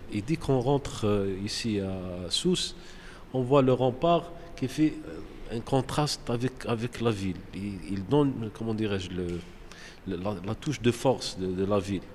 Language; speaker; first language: French; non-native, local second language; Arabic